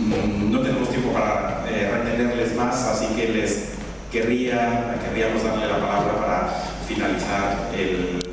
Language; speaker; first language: Spanish; native; Spanish